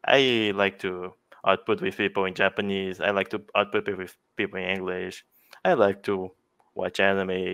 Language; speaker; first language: English; non-native, fluent; Portuguese